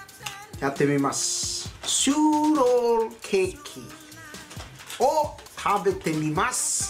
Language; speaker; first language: Japanese; non-native, learner; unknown